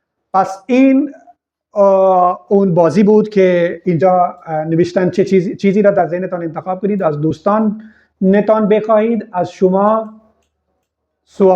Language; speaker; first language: Persian; non-native, fluent; Urdu